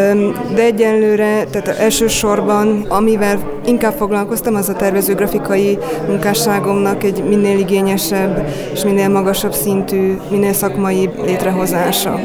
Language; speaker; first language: Hungarian; native; Hungarian